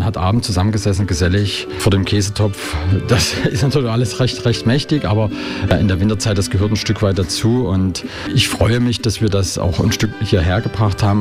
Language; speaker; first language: German; native; German